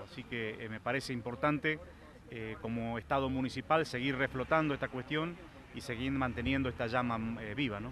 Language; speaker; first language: Spanish; native; Spanish